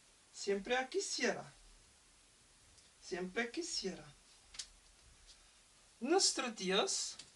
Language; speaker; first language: Spanish; non-native, learner; French